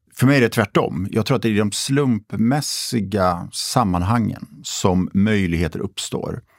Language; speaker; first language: Swedish; native; Swedish